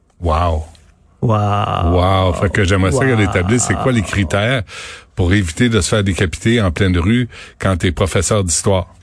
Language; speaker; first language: French; native; French